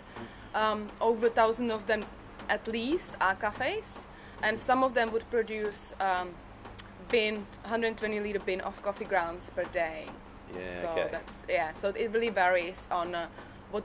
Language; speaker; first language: English; non-native, fluent; Czech